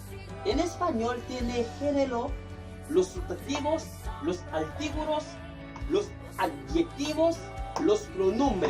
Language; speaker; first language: Spanish; non-native, fluent; Haitian Creole